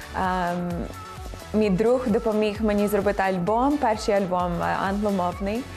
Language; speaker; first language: Ukrainian; non-native, fluent; English